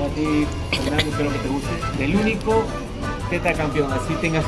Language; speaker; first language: Spanish; native; Spanish